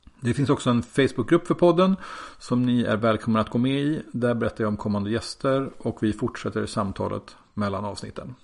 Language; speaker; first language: Swedish; native; Swedish